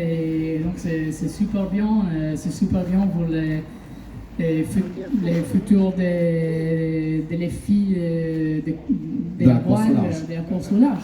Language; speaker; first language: French; non-native, learner; Italian